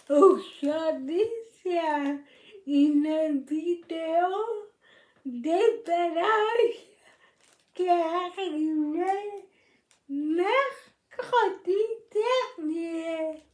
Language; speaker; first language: French; non-native, learner; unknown